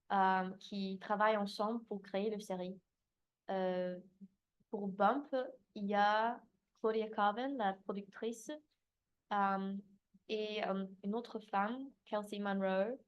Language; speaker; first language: French; early bilingual, heritage; English